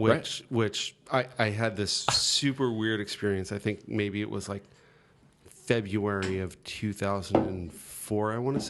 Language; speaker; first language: English; native; English